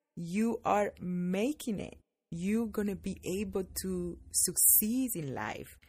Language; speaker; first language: English; non-native, fluent; Spanish